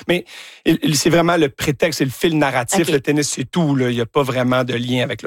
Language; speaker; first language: French; native; French